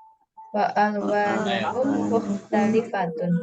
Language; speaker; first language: Arabic; non-native, learner; Indonesian